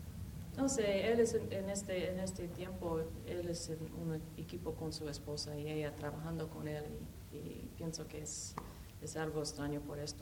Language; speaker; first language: Spanish; non-native, learner; English